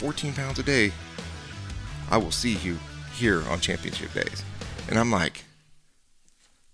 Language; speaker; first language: English; native; English